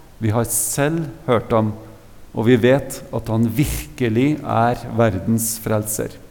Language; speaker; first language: Norwegian; native; Norwegian